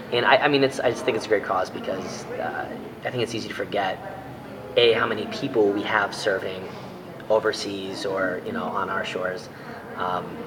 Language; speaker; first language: English; native; English